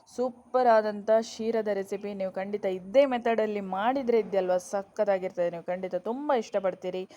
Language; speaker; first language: Kannada; native; Kannada